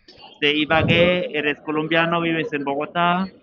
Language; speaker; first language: Spanish; non-native, fluent; German